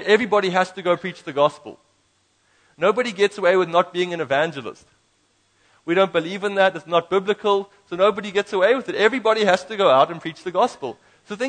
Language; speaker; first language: English; native; English